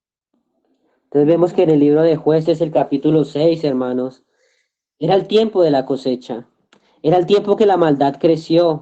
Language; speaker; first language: Spanish; native; Spanish